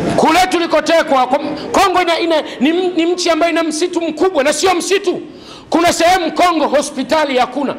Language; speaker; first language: Swahili; native; Swahili